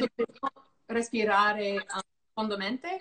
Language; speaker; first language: Italian; non-native, learner; English